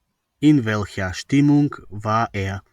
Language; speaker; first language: German; non-native, fluent; Macedonian